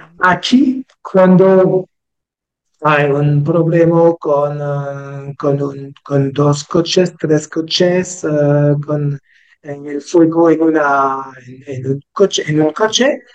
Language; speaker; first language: Spanish; non-native, learner; French